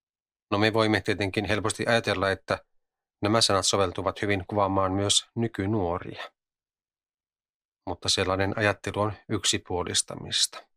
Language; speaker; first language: Finnish; native; Finnish